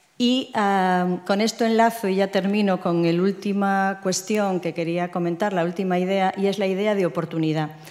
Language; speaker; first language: Spanish; native; Spanish